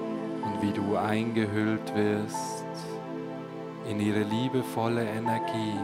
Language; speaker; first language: German; native; German